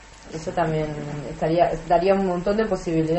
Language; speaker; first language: Spanish; native; Spanish